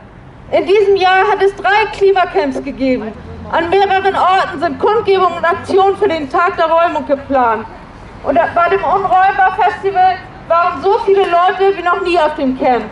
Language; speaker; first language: German; native; German